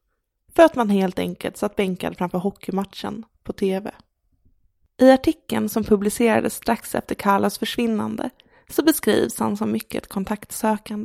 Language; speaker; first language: Swedish; native; Swedish